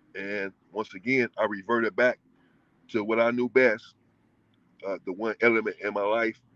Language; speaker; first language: English; native; English